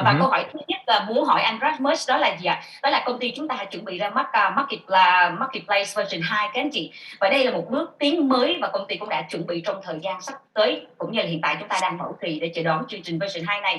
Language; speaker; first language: Vietnamese; native; Vietnamese